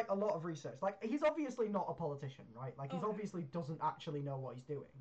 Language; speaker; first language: English; native; English